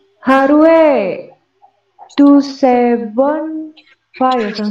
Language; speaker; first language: Korean; non-native, learner; Indonesian